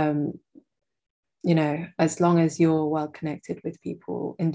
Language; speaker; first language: English; native; English